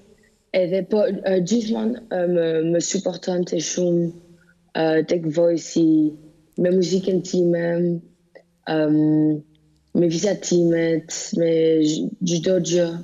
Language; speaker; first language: Albanian; early bilingual, heritage; Albanian